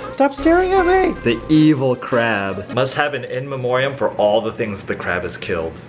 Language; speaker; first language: English; native; English